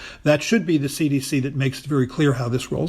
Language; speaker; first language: English; native; English